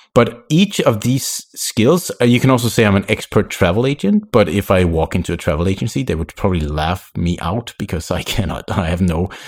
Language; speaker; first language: English; non-native, fluent; Danish